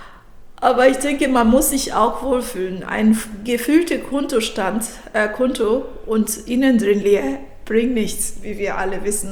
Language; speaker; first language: German; non-native, fluent; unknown